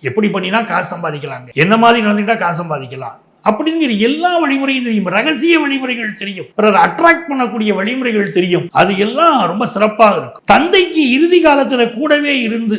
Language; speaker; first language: Tamil; native; Tamil